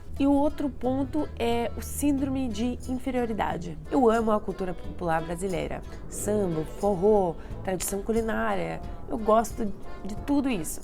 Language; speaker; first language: Portuguese; non-native, fluent; Russian